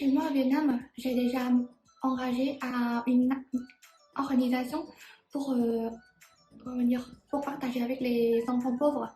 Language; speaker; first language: French; non-native, learner; Vietnamese